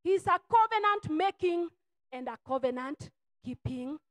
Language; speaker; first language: English; non-native, local second language; Swahili